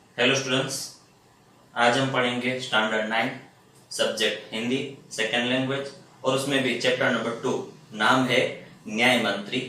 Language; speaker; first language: Hindi; non-native, local second language; Gujarati